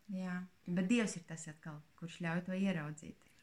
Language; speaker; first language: Latvian; native; Latvian